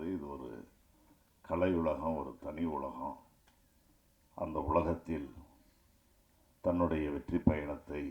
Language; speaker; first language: Tamil; native; Tamil